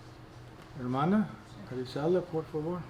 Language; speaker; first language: Spanish; non-native, fluent; English